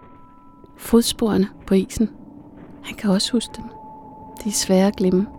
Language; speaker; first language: Danish; native; Danish